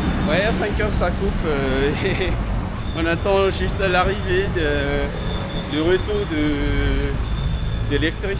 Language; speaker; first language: French; non-native, local second language; Malagasy